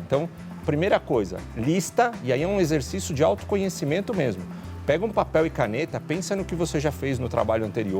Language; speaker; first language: Portuguese; native; Portuguese